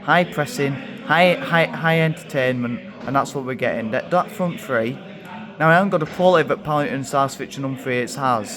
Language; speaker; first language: English; native; English